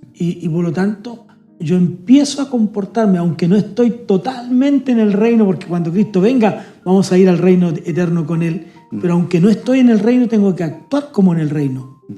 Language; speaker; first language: Spanish; native; Spanish